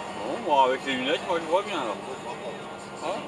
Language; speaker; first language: French; native; French